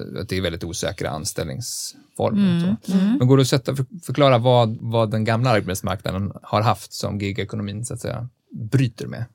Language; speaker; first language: Swedish; native; Swedish